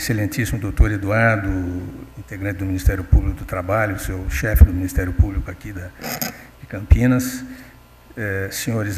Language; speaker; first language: Portuguese; native; Portuguese